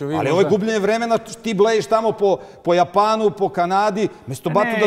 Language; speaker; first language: Serbian; native; Serbian